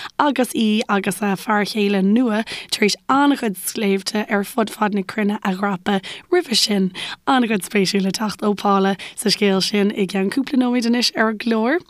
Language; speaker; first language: Irish; native; Irish